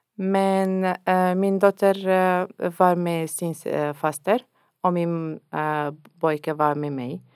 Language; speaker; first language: Swedish; non-native, learner; Arabic